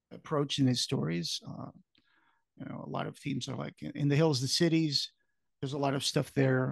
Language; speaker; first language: English; non-native, fluent; Portuguese